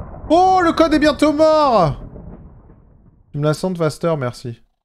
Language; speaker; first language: French; native; French